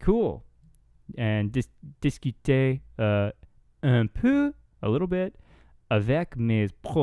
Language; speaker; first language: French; non-native, learner; English